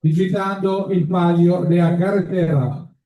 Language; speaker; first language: Italian; native; Italian